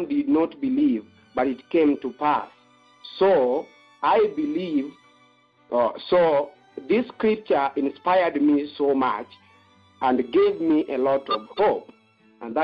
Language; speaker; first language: English; non-native, local second language; Luo (Kenya and Tanzania)